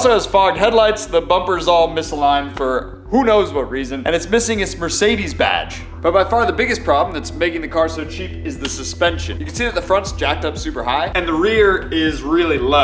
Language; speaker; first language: English; native; English